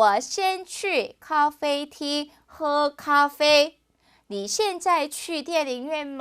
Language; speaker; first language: Chinese; non-native, fluent; Korean